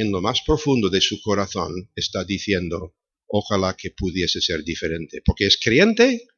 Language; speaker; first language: Spanish; non-native, fluent; English